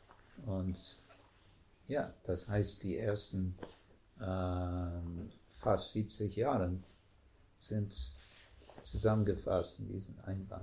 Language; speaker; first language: German; non-native, fluent; English